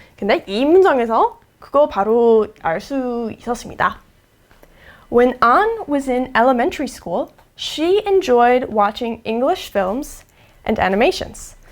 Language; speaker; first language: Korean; non-native, fluent; English